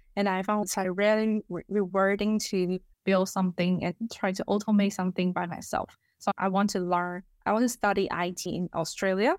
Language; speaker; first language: English; non-native, fluent; Chinese